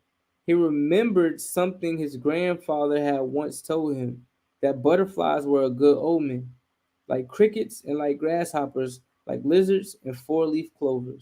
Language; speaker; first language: English; native; English